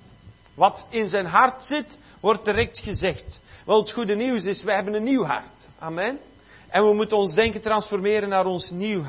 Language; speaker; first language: Dutch; native; Dutch